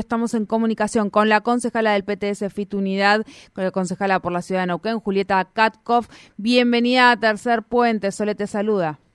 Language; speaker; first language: Spanish; native; Spanish